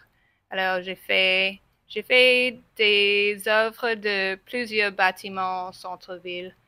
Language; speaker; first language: French; non-native, fluent; English